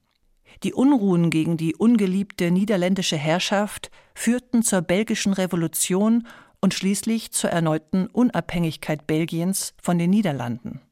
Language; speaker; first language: German; native; German